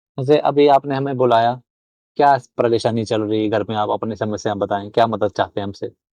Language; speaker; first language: Hindi; native; Hindi